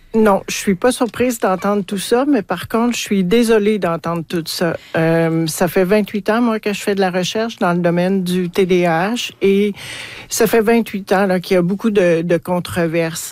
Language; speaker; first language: French; native; French